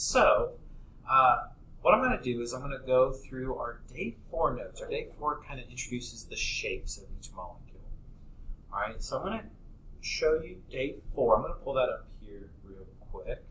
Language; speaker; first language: English; native; English